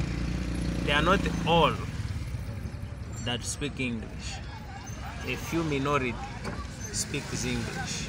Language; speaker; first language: English; non-native, fluent; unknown